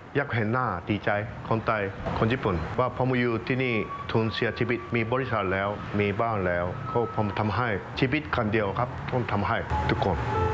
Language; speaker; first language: Thai; non-native, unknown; Japanese